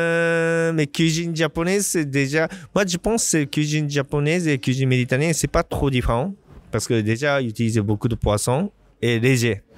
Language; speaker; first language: French; non-native, learner; Japanese